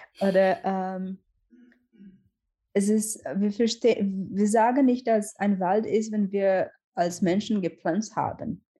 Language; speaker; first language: German; non-native, learner; Portuguese